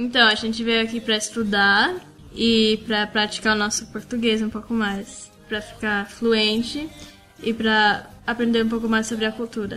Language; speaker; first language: Portuguese; early bilingual, heritage; Portuguese